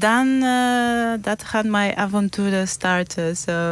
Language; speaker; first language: Dutch; non-native, learner; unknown